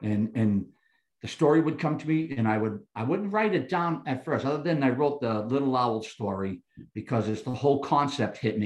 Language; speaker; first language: English; native; English